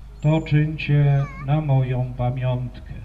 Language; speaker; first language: Polish; native; Polish